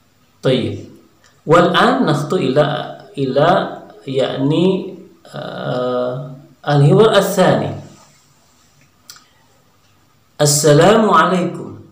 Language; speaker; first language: Arabic; non-native, fluent; Indonesian